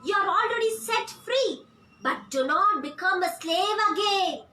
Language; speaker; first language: English; non-native, local second language; Tamil